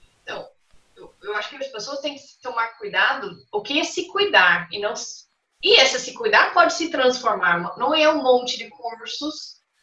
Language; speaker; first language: Portuguese; non-native, fluent; English